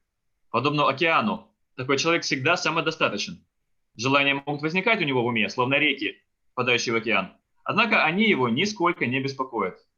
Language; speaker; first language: Russian; native; Russian